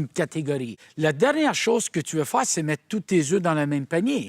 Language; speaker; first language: French; native; French